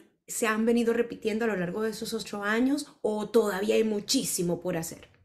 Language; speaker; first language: Spanish; native; Spanish